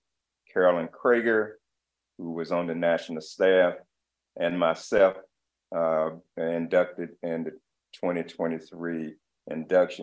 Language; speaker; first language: English; native; English